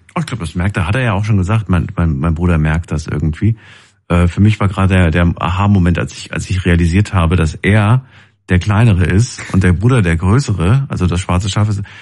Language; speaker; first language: German; native; German